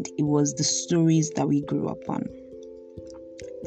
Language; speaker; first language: English; non-native, local second language; Yoruba